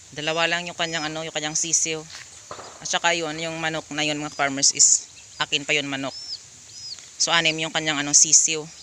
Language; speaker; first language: Filipino; non-native, local second language; Hiligaynon